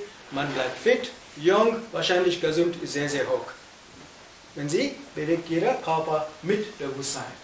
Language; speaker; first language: German; non-native, fluent; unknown